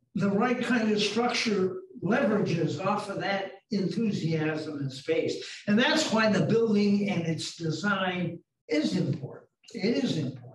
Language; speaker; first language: English; native; English